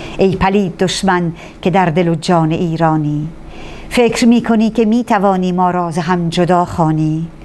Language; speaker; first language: Persian; native; Persian